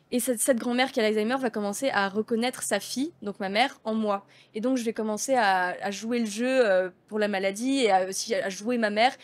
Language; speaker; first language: French; native; French